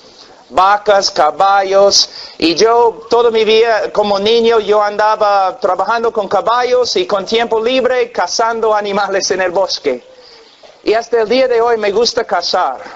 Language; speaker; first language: Spanish; non-native, fluent; English